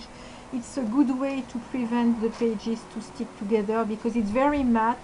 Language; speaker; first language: English; non-native, fluent; French